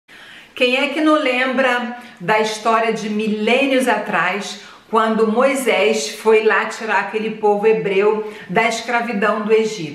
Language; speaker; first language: Portuguese; native; Portuguese